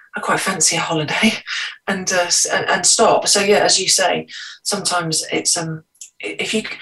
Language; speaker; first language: English; native; English